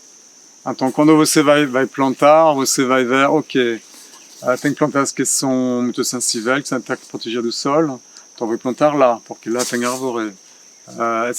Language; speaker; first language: Portuguese; non-native, fluent; French